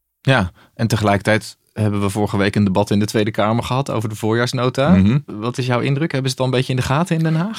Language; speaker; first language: Dutch; native; Dutch